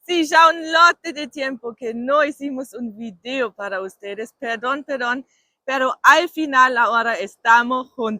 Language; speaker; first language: Spanish; non-native, fluent; German